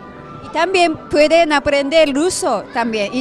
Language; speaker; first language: Spanish; non-native, learner; Japanese